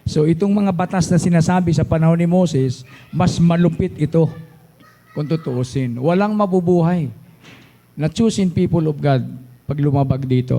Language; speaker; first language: Filipino; native; Filipino